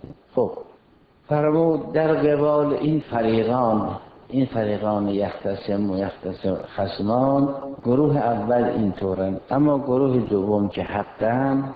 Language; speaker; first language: Persian; native; Persian